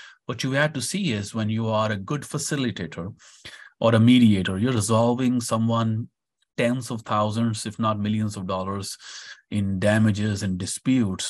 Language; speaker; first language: English; non-native, local second language; Punjabi